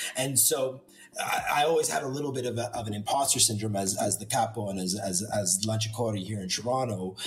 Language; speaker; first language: English; native; English